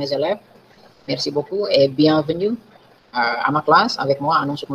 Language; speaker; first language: French; non-native, fluent; Indonesian